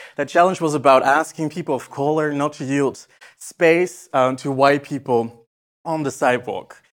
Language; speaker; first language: English; non-native, fluent; Dutch